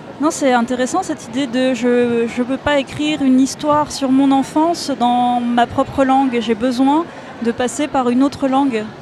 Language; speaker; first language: French; native; French